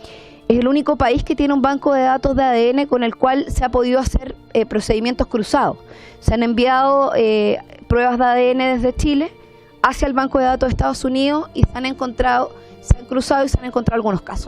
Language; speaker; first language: Spanish; native; Spanish